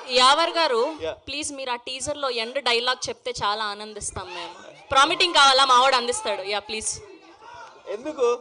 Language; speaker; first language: Telugu; native; Telugu